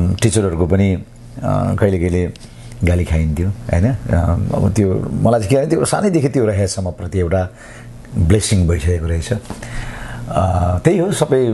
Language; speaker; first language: Nepali; native; Nepali